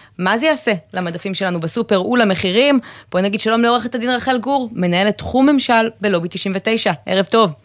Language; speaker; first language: Hebrew; native; Hebrew